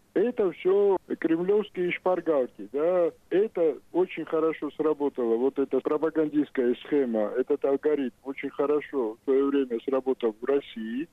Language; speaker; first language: Russian; non-native, local second language; Georgian